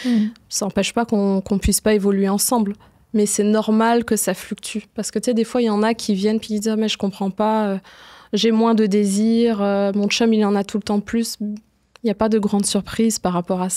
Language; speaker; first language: French; native; French